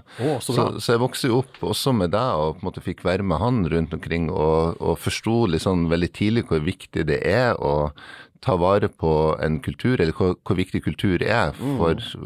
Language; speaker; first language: Norwegian; native; Norwegian